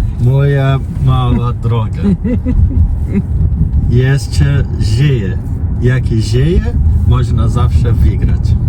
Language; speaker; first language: Polish; non-native, learner; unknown